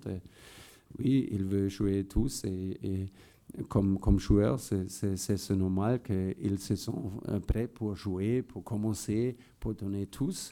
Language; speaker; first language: French; non-native, fluent; German